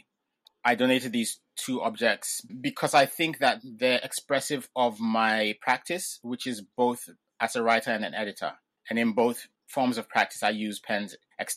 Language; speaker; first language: English; non-native, local second language; Ga